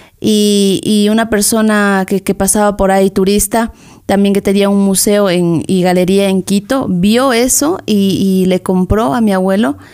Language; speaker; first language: Spanish; native; Spanish